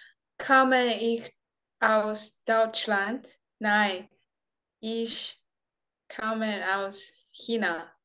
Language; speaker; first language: German; non-native, learner; Chinese